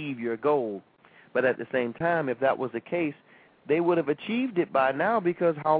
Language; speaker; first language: English; native; English